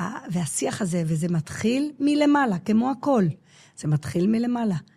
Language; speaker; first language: Hebrew; non-native, fluent; English